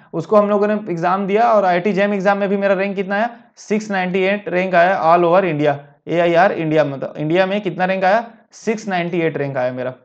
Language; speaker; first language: Hindi; native; Hindi